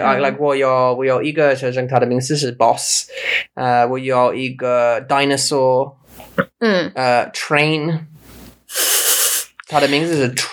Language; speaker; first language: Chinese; non-native, learner; English